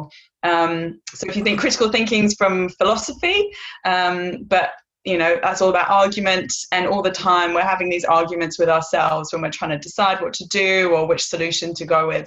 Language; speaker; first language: English; native; English